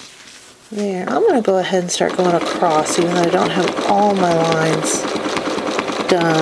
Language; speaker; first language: English; native; English